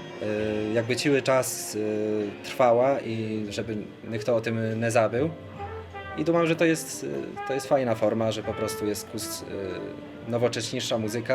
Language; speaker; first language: Polish; non-native, local second language; Rusyn